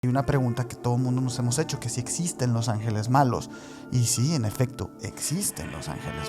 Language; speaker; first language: Spanish; native; Spanish